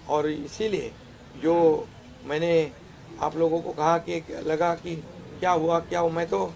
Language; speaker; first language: Hindi; non-native, local second language; Marathi